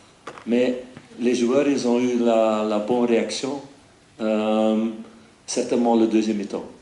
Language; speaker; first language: French; non-native, fluent; Dutch